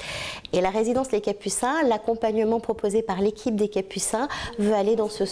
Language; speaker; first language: French; native; French